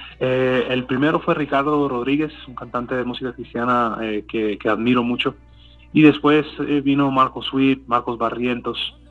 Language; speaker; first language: Spanish; early bilingual, heritage; English